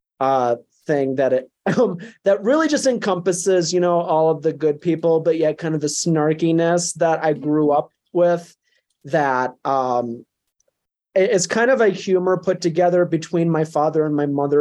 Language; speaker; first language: English; native; English